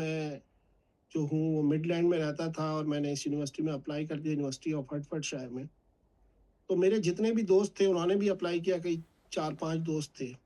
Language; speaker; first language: Urdu; native; Urdu